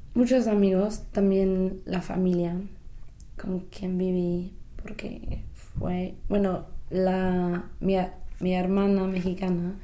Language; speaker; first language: Spanish; non-native, fluent; English